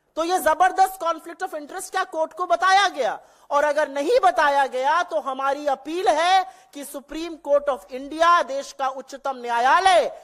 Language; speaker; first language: Hindi; native; Hindi